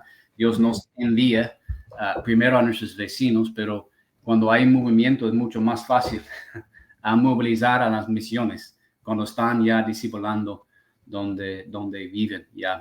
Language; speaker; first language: Spanish; non-native, fluent; English